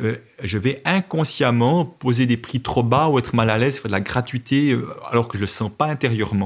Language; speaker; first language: French; native; French